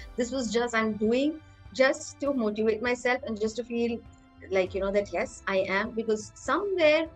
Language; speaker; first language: English; non-native, local second language; Hindi